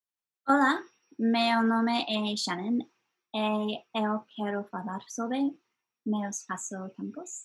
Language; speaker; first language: Portuguese; non-native, learner; English